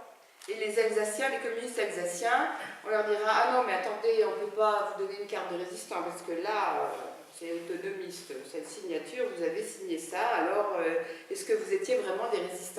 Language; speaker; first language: French; native; French